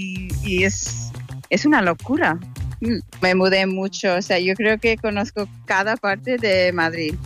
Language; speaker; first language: Spanish; non-native, fluent; English